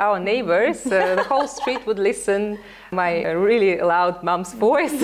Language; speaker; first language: English; non-native, fluent; Russian